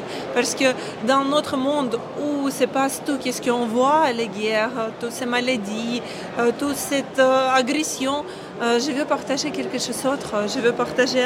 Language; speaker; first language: French; non-native, learner; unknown